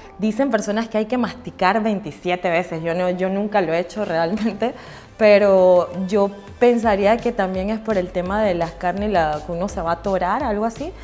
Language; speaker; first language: Spanish; native; Spanish